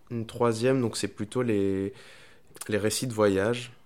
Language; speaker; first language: French; non-native, fluent; Spanish